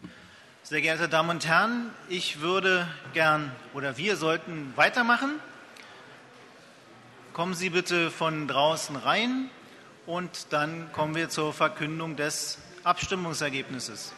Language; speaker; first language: German; native; German